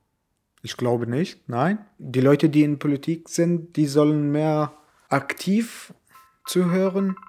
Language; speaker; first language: German; non-native, learner; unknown